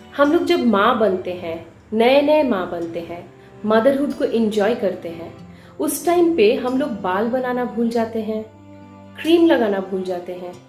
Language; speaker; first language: Hindi; non-native, local second language; Bangla